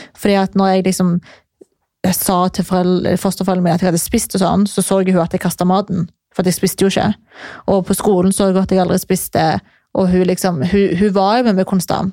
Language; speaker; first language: Norwegian; native; Norwegian